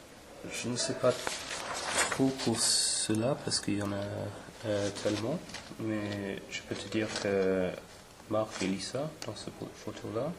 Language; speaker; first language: French; non-native, fluent; English